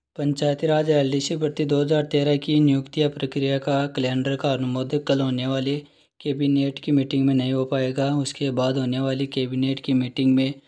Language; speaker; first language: Hindi; native; Hindi